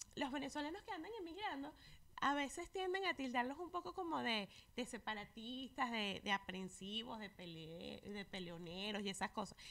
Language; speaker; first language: Spanish; native; Spanish